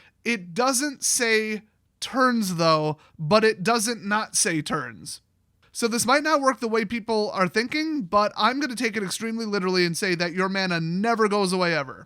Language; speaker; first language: English; native; English